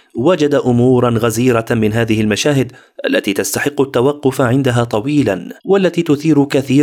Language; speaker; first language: Arabic; native; Arabic